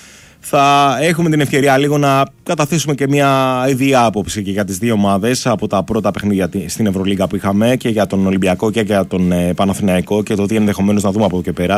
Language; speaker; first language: Greek; native; Greek